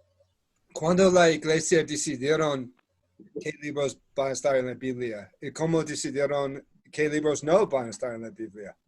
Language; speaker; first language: Spanish; non-native, fluent; English